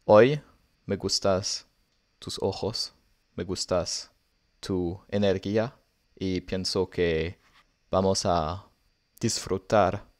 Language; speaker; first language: Spanish; non-native, learner; French